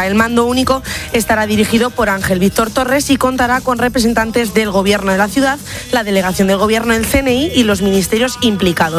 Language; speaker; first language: Spanish; native; Spanish